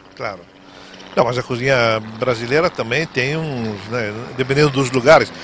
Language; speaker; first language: Portuguese; non-native, fluent; Italian